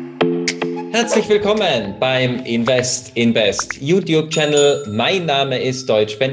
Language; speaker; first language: German; native; German